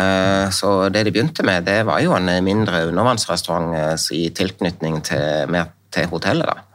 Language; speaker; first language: Norwegian; native; Norwegian